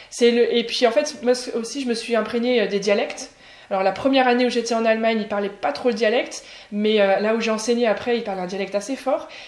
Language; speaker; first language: French; native; French